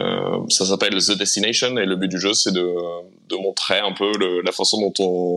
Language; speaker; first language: French; native; French